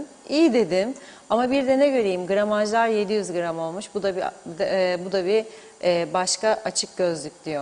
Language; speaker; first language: Turkish; native; Turkish